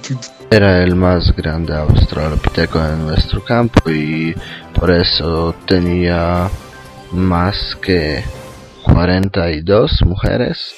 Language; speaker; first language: Spanish; non-native, learner; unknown